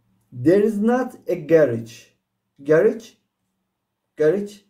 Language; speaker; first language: English; non-native, fluent; Turkish